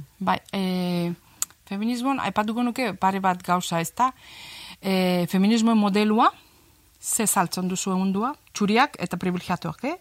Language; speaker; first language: Basque; non-native, fluent; Azerbaijani